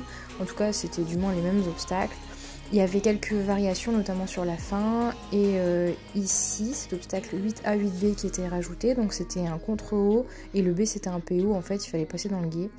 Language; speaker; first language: French; native; French